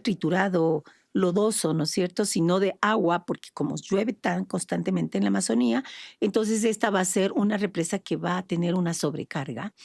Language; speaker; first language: Spanish; native; Spanish